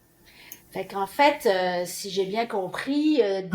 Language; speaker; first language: French; native; French